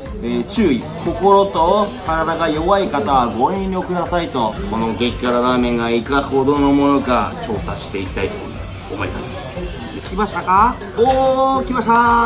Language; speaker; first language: Japanese; native; Japanese